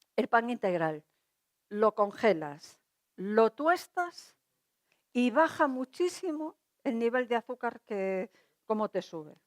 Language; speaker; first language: Spanish; non-native, local second language; Galician